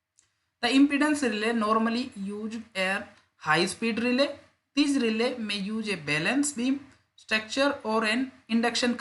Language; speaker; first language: English; non-native, local second language; Hindi